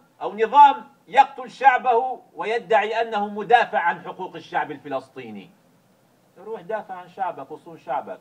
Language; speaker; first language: Arabic; native; Arabic